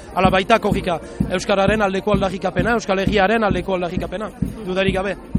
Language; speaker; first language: Basque; non-native, local second language; French